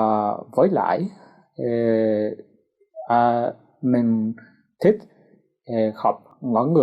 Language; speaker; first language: Vietnamese; non-native, learner; Spanish